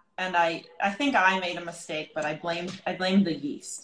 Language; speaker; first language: English; native; English